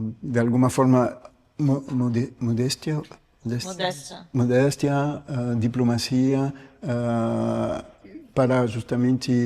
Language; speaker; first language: Portuguese; non-native, fluent; French